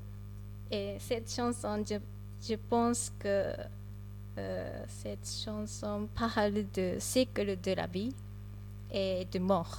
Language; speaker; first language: French; non-native, learner; Japanese